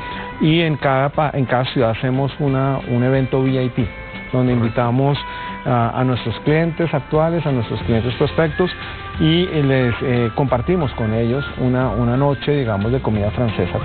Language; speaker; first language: Spanish; native; Spanish